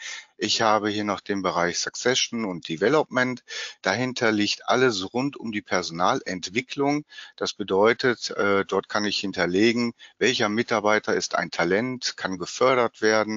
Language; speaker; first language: German; native; German